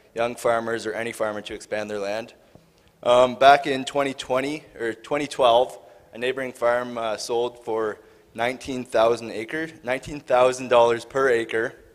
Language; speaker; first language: English; native; English